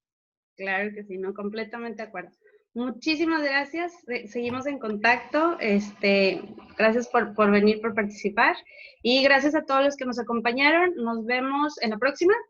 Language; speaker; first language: Spanish; native; Spanish